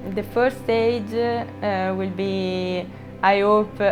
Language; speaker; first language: English; non-native, fluent; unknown